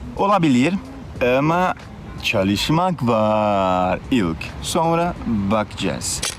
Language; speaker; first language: Turkish; non-native, learner; Portuguese